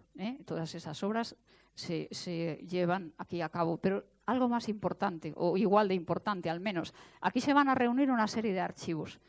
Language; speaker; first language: Spanish; native; Spanish